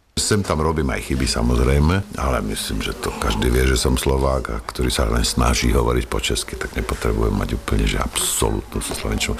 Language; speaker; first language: Slovak; native; Slovak